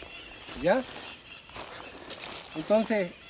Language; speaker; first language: Spanish; native; Spanish